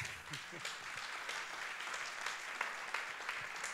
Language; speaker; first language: Italian; non-native, fluent; Spanish